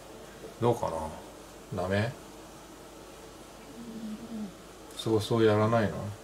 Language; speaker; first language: Japanese; native; Japanese